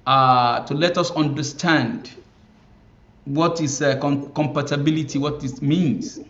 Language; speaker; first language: English; non-native, local second language; Yoruba